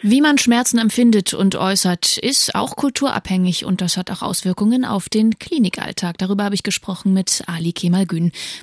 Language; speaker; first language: German; native; German